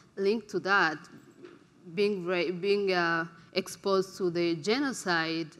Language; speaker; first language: English; non-native, local second language; Kinyarwanda